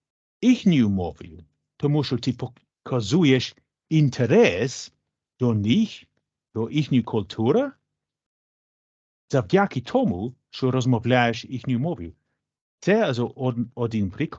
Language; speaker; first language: Ukrainian; non-native, learner; English